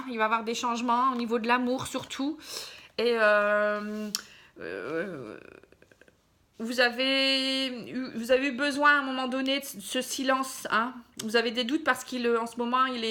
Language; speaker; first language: French; native; French